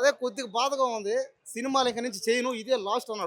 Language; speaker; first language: Telugu; native; Telugu